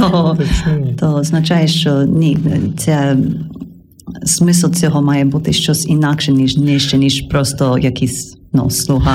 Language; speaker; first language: Ukrainian; non-native, learner; English